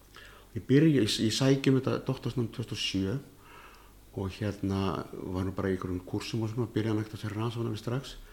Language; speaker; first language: Icelandic; native; Icelandic